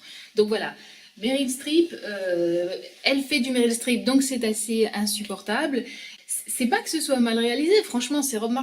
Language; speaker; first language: French; native; French